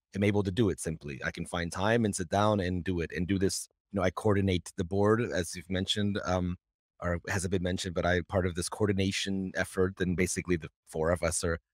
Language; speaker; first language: English; native; English